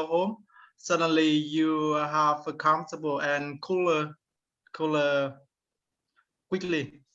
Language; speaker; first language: English; non-native, learner; Vietnamese